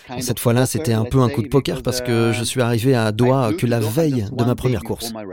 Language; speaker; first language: French; non-native, fluent; Polish